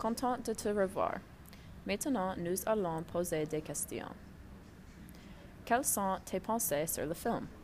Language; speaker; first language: French; non-native, learner; English